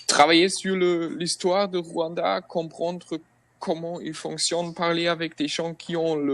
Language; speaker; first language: French; non-native, fluent; German